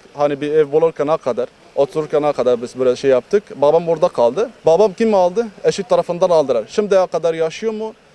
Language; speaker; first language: Turkish; non-native, fluent; Arabic